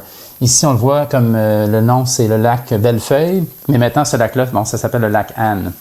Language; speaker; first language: French; native; French